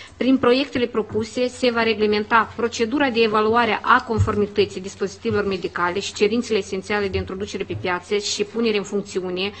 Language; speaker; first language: Romanian; native; Romanian